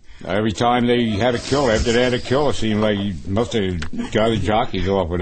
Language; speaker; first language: English; native; English